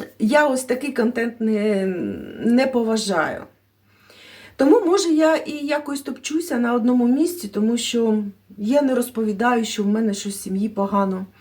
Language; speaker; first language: Ukrainian; non-native, local second language; Russian